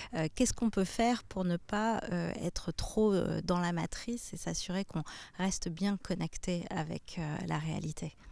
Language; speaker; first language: French; native; French